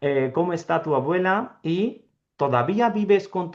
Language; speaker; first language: Spanish; non-native, fluent; Urdu